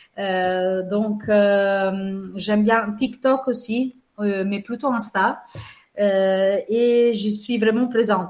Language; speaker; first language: French; non-native, fluent; Italian